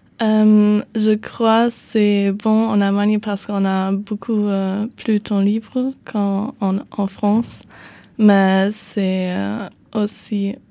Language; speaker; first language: French; non-native, learner; German